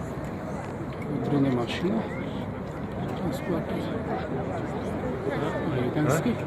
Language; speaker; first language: Russian; non-native, fluent; Bangla